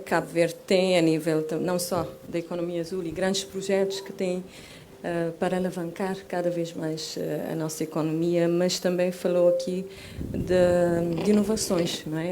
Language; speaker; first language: Portuguese; non-native, local second language; Kabuverdianu